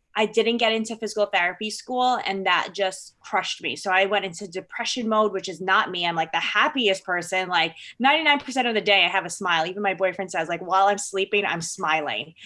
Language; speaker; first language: English; early bilingual, other home language; Filipino